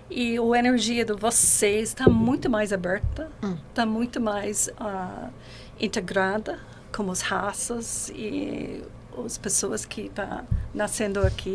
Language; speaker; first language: Portuguese; non-native, fluent; English